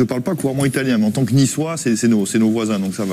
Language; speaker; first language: French; native; French